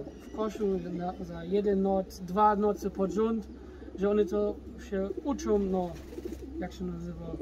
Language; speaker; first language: Polish; early bilingual, heritage; German